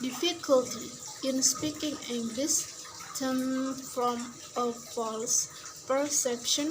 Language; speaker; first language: English; non-native, learner; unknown